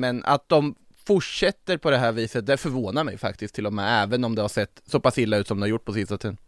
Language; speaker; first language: Swedish; native; Swedish